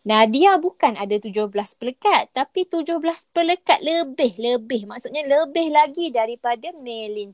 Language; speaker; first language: Malay; native; Malay